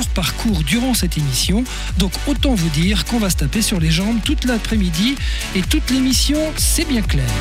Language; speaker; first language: French; native; French